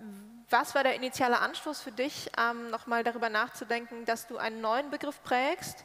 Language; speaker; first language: German; native; German